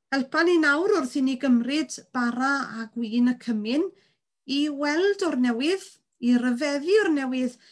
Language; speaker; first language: Welsh; native; Welsh